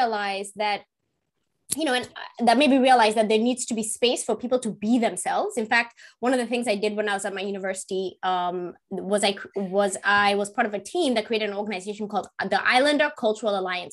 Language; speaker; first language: English; non-native, local second language; Kikuyu